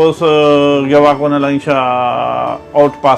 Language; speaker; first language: Filipino; non-native, learner; Punjabi